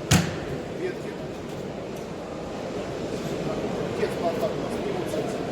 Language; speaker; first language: Russian; native; Russian